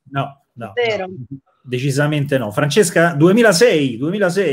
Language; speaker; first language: Italian; native; Italian